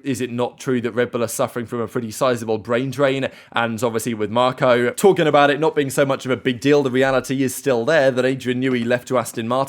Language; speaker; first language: English; native; English